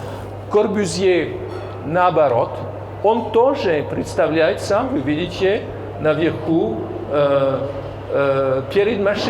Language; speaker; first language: Russian; non-native, fluent; French